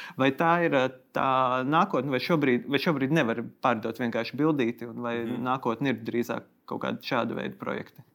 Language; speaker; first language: Latvian; native; Latvian